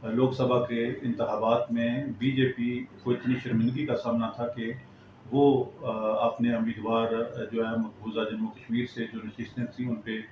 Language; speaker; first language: Urdu; non-native, local second language; Pahari-Potwari